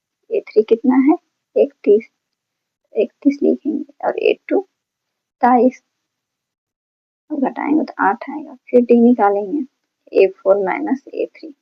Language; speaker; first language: Hindi; native; Hindi